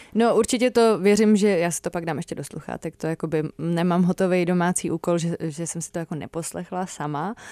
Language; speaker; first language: Czech; native; Czech